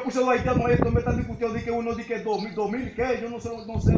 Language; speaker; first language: Spanish; native; Spanish